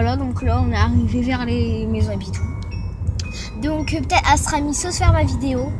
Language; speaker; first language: French; native; French